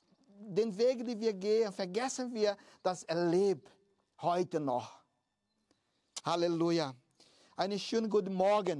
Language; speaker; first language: German; non-native, fluent; Portuguese